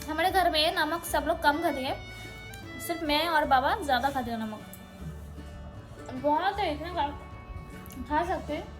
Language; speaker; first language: Hindi; non-native, local second language; Bangla